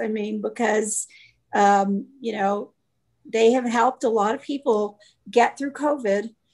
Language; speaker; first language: English; native; English